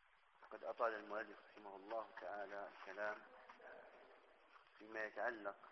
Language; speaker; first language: Arabic; native; Arabic